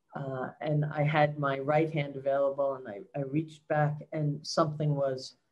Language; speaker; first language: English; native; English